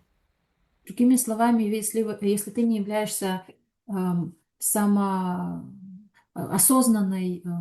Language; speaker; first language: Russian; native; Russian